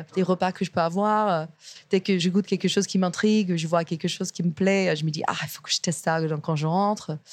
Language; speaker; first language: French; non-native, fluent; English